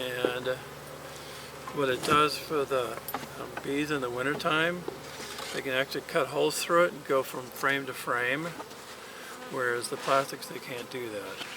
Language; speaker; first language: English; native; English